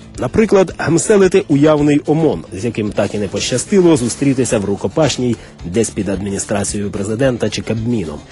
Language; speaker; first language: Ukrainian; native; Ukrainian